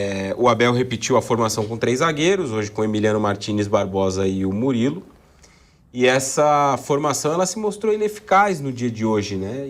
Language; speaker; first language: Portuguese; native; Portuguese